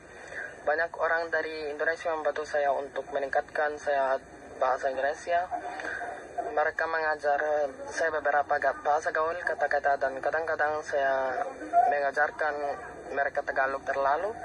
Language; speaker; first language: Indonesian; non-native, learner; Filipino